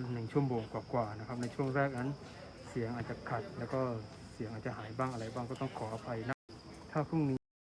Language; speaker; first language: Thai; non-native, local second language; Malay